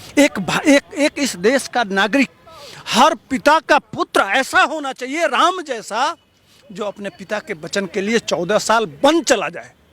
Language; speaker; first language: Hindi; native; Hindi